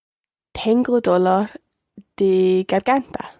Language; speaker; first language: Spanish; non-native, learner; English